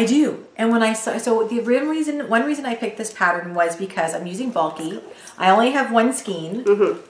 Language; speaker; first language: English; native; English